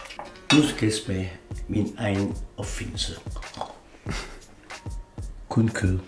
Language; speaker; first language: Danish; non-native, fluent; Chinese